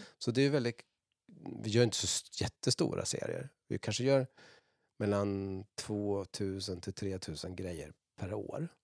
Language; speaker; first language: Swedish; native; Swedish